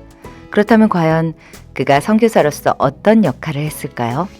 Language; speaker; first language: Korean; native; Korean